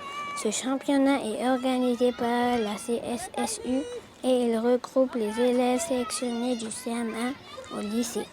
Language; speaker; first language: French; native; French